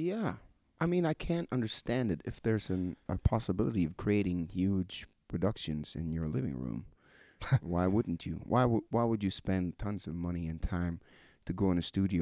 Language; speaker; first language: English; non-native, fluent; Norwegian